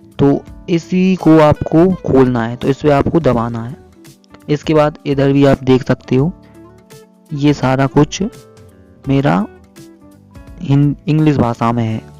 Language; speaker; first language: Hindi; native; Hindi